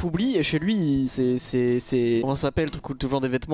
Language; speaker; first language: French; native; French